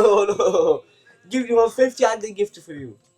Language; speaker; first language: English; non-native, learner; Arabic